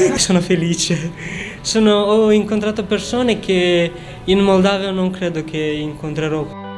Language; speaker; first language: Italian; non-native, fluent; Romanian